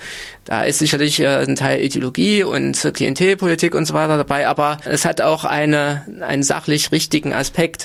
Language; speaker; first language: German; native; German